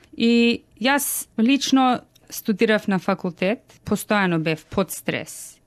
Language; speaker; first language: Macedonian; early bilingual, heritage; Macedonian